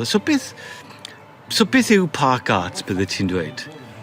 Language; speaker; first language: Welsh; native; Welsh